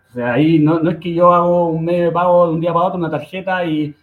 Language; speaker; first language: Spanish; native; Spanish